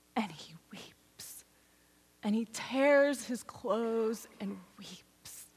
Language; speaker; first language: English; native; English